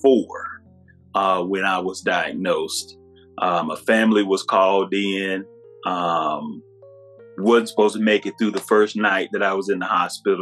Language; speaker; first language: English; native; English